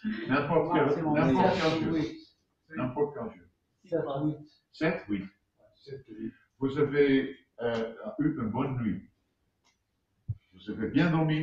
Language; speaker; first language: French; non-native, fluent; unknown